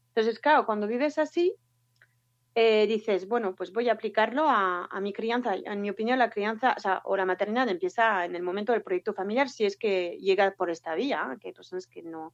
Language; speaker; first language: Spanish; non-native, fluent; French